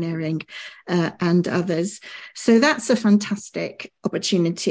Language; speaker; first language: English; native; English